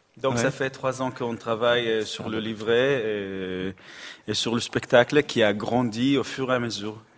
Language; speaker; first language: French; non-native, fluent; Hebrew